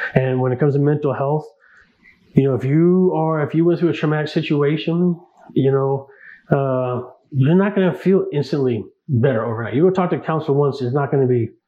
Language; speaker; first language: English; native; English